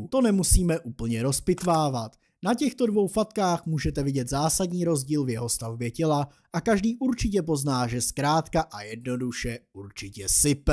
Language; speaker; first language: Czech; native; Czech